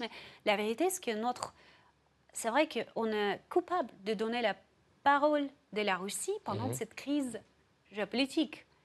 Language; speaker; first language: French; non-native, fluent; Russian